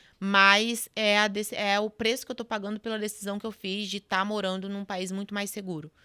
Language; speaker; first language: Portuguese; native; Portuguese